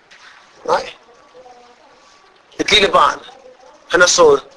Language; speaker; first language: Danish; non-native, fluent; Arabic